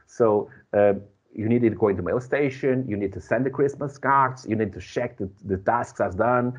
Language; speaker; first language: English; non-native, fluent; Portuguese